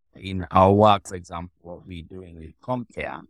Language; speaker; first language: English; non-native, local second language; Luo (Kenya and Tanzania)